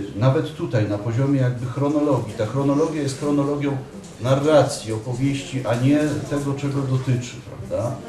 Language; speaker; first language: Polish; native; Polish